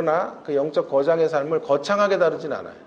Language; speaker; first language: Korean; native; Korean